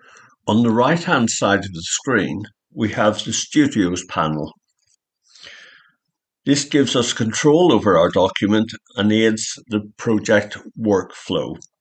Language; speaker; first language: English; native; English